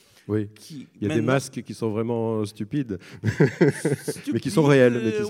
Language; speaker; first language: French; native; French